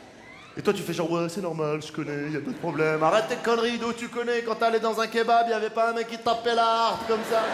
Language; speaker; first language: French; native; French